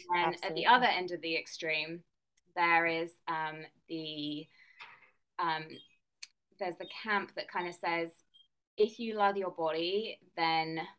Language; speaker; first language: English; native; English